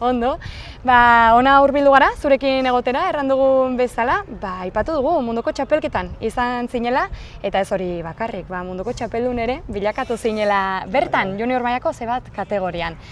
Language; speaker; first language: Basque; native; Basque